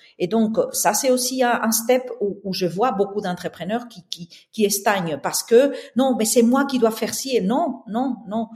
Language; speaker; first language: French; non-native, fluent; Spanish